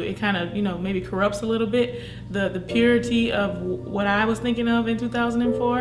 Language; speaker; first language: English; native; English